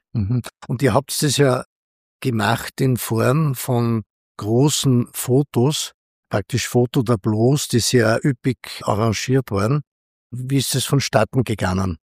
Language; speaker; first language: German; native; German